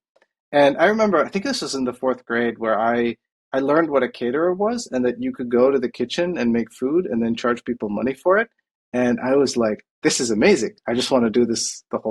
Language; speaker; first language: English; non-native, local second language; Tamil